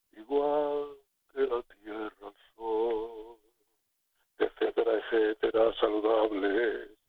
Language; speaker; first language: Spanish; native; Spanish